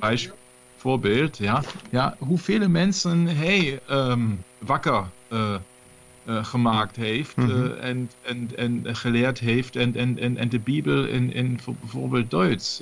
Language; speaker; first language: Dutch; non-native, learner; German